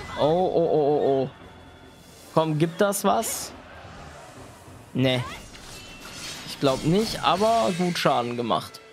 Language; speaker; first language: German; native; German